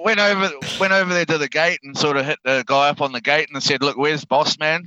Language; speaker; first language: English; native; English